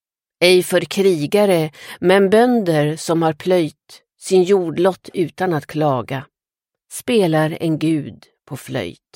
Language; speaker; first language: Swedish; native; Swedish